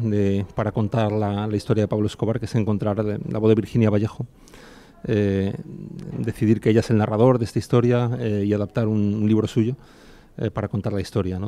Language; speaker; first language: Spanish; native; Spanish